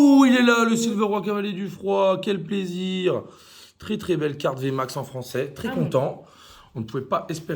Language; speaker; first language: French; native; French